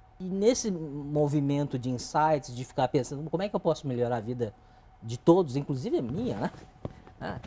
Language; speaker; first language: Portuguese; early bilingual, other home language; Chinese